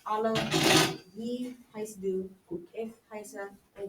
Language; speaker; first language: German; non-native, learner; English